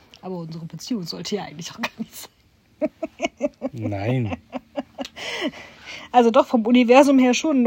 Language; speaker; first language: German; native; German